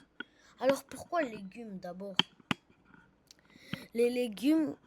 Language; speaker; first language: French; non-native, learner; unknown